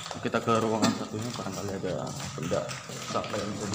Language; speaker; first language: Indonesian; non-native, local second language; Javanese